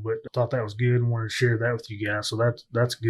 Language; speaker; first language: English; native; English